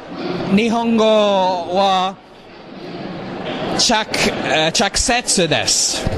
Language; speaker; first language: Japanese; non-native, learner; English